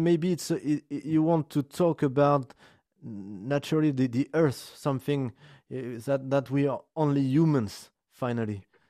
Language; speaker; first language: English; non-native, learner; French